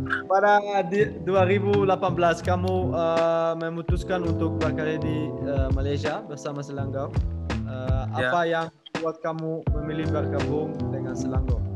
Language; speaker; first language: Indonesian; non-native, learner; Dutch